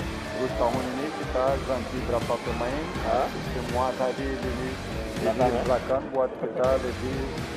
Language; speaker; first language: Indonesian; non-native, learner; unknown